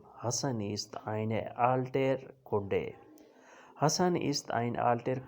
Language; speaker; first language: German; non-native, learner; Urdu